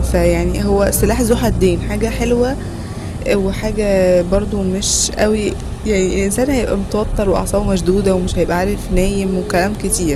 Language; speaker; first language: Arabic; native; Arabic